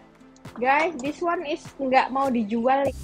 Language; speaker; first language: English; non-native, learner; Indonesian